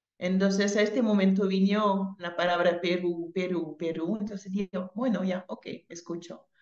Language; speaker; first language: Spanish; non-native, fluent; French